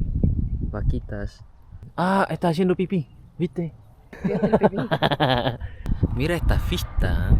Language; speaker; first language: Spanish; non-native, fluent; Indonesian